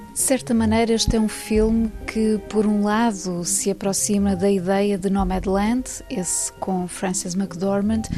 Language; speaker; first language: Portuguese; native; Portuguese